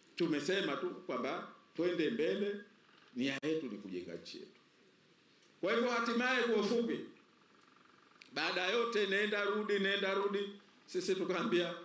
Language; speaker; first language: Swahili; native; Swahili